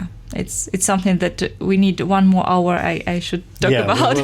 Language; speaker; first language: English; non-native, fluent; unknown